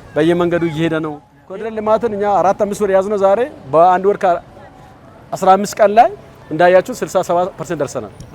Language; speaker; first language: Amharic; non-native, local second language; Hadiyya